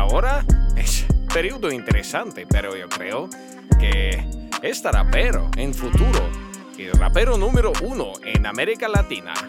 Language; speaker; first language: Spanish; non-native, learner; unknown